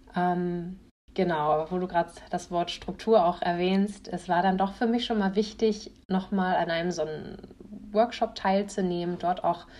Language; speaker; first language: German; native; German